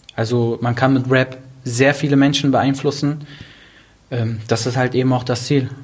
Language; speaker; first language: German; native; German